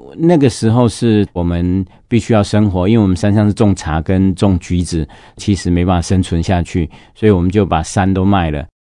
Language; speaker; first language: Chinese; non-native, local second language; Hakka Chinese